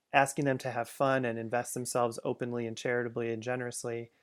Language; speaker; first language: English; native; English